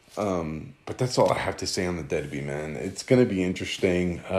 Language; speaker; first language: English; early bilingual, other home language; Greek